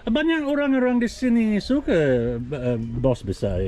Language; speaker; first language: Indonesian; non-native, learner; English